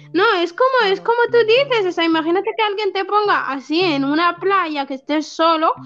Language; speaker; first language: Spanish; early bilingual, other home language; Arabic